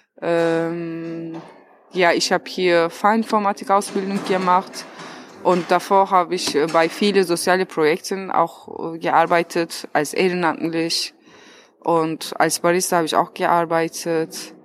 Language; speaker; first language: German; non-native, learner; Turkish